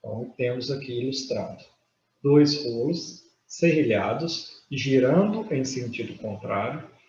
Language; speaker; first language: Portuguese; native; Portuguese